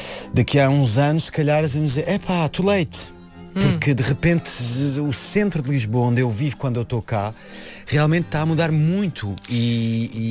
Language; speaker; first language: Portuguese; non-native, fluent; French